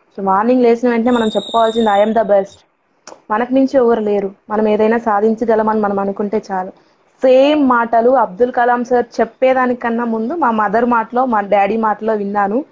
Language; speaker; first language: Telugu; non-native, local second language; Tamil